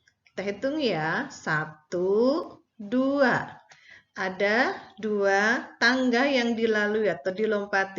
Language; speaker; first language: Indonesian; native; Indonesian